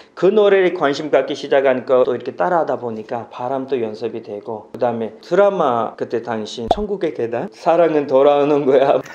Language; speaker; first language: Korean; non-native, fluent; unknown